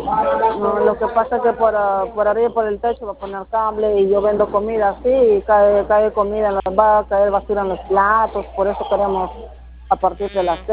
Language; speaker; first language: Spanish; native; Spanish